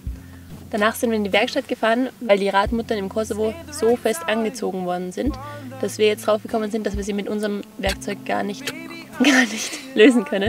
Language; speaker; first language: German; native; German